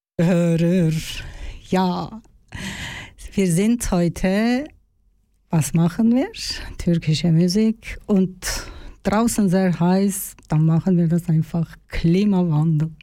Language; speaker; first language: German; non-native, learner; Turkish